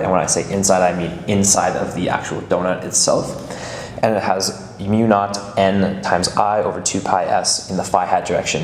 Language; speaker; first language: English; native; English